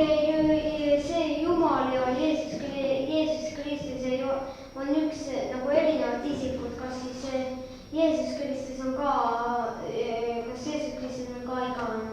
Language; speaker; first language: Estonian; non-native, learner; English